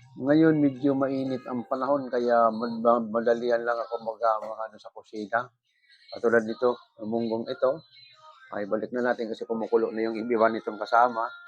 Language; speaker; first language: Filipino; non-native, local second language; Bikol